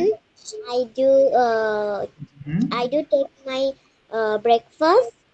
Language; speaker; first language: English; non-native, learner; Bangla